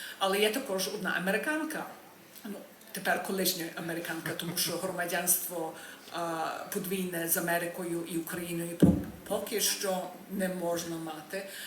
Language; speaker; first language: Ukrainian; early bilingual, heritage; Ukrainian